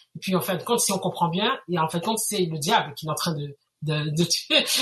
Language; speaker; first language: French; native; French